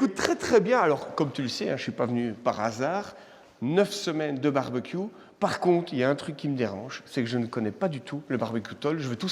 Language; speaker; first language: French; native; French